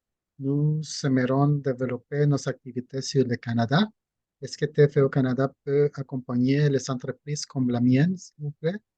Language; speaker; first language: French; non-native, fluent; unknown